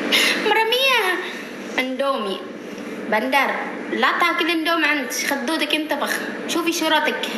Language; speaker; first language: Arabic; non-native, learner; Indonesian